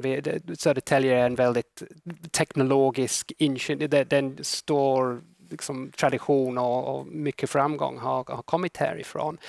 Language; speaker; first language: Swedish; non-native, fluent; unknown